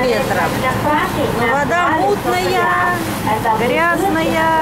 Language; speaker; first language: Russian; native; Russian